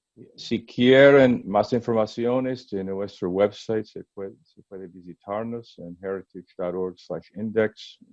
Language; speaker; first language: Spanish; non-native, learner; English